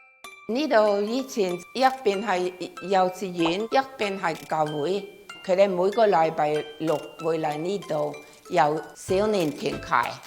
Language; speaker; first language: Cantonese; non-native, fluent; Norwegian